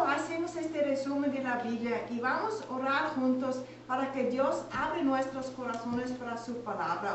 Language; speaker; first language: Spanish; non-native, learner; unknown